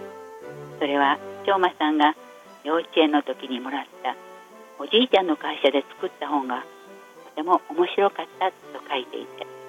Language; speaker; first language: Japanese; native; Japanese